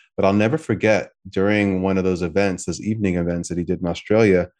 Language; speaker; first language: English; native; English